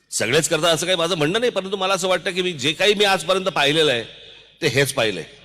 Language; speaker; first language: Marathi; native; Marathi